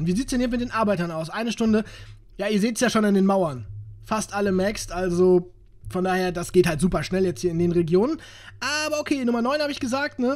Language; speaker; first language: German; native; German